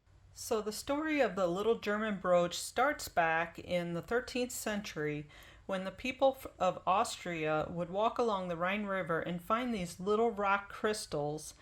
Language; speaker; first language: English; native; English